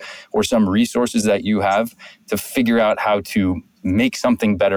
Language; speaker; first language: English; native; English